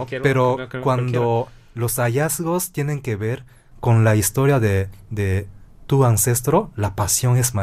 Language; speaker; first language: Spanish; non-native, fluent; Japanese